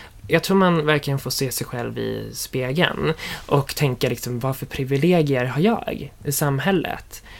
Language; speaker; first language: Swedish; native; Swedish